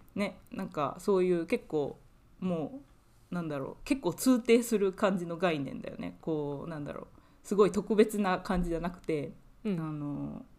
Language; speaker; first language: Japanese; native; Japanese